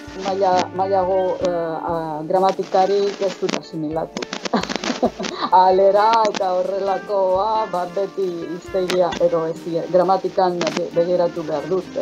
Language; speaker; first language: Basque; non-native, fluent; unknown